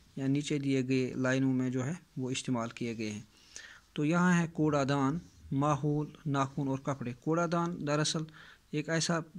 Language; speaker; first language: Urdu; non-native, local second language; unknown